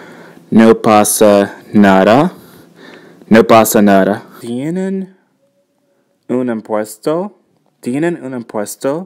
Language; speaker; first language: Spanish; non-native, learner; English